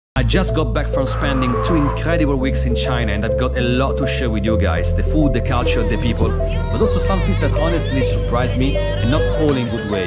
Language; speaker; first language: English; non-native, fluent; Italian